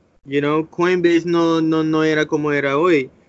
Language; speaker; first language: Spanish; early bilingual, heritage; English